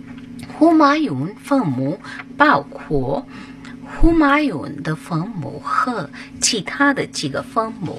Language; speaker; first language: Chinese; non-native, fluent; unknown